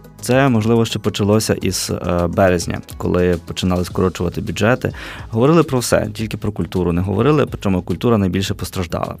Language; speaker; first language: Ukrainian; native; Ukrainian